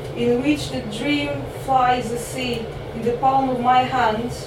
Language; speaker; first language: English; non-native, fluent; Portuguese